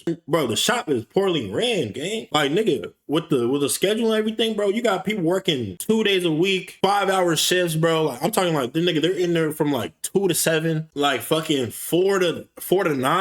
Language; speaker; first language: English; native; English